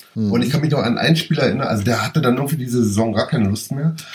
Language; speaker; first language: German; native; German